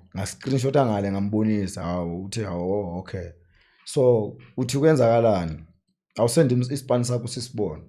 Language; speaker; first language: Zulu; native; Zulu